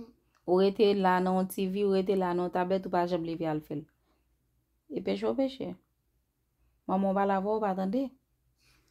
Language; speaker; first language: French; non-native, local second language; Haitian Creole